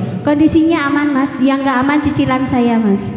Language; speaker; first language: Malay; non-native, local second language; Javanese